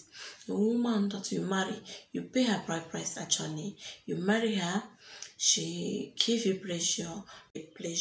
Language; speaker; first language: English; non-native, local second language; French